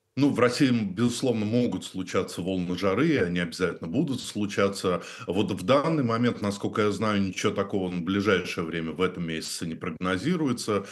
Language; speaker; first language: Russian; native; Russian